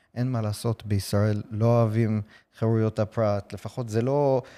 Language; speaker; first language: Hebrew; non-native, fluent; English